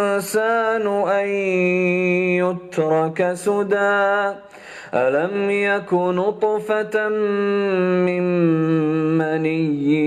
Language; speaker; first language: Arabic; native; Arabic